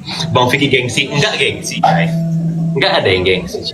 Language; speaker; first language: Indonesian; native; Indonesian